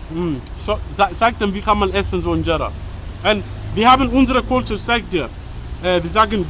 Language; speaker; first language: German; non-native, learner; Amharic